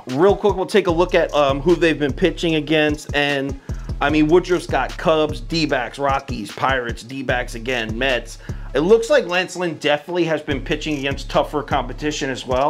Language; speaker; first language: English; native; English